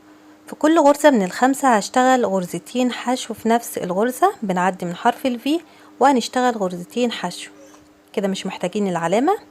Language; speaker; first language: Arabic; native; Arabic